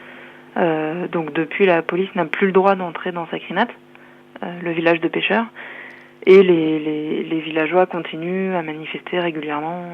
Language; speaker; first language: French; native; French